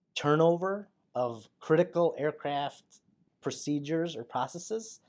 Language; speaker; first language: English; native; English